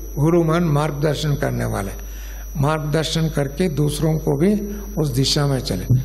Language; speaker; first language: Hindi; non-native, local second language; Kannada